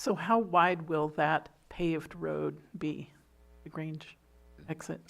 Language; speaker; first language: English; native; English